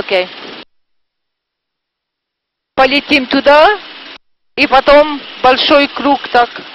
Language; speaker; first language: Russian; non-native, learner; French